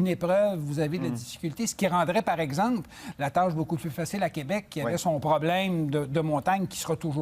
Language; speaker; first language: French; native; French